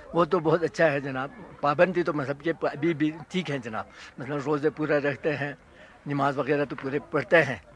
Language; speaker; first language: Urdu; non-native, local second language; Ladakhi